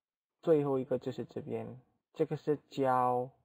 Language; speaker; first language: Chinese; non-native, fluent; Indonesian